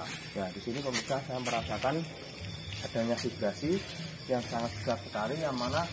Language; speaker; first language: Indonesian; native; Indonesian